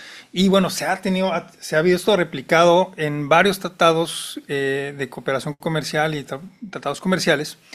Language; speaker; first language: Spanish; native; Spanish